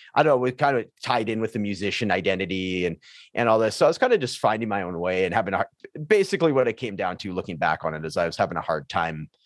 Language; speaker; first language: English; native; English